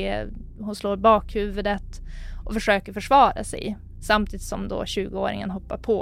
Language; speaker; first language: Swedish; native; Swedish